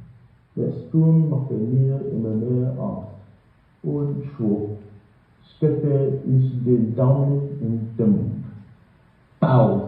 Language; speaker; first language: German; non-native, learner; English